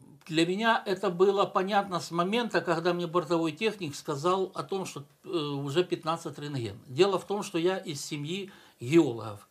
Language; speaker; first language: Russian; native; Russian